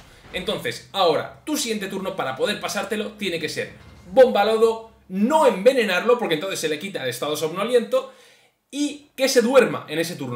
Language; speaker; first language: Spanish; native; Spanish